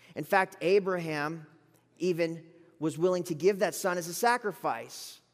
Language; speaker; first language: English; native; English